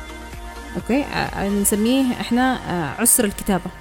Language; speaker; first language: Arabic; native; Arabic